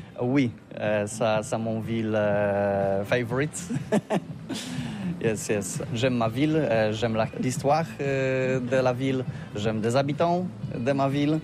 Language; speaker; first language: French; non-native, fluent; Polish